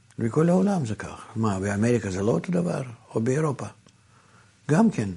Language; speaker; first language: Hebrew; non-native, fluent; Russian